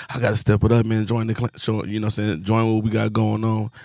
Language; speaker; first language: English; native; English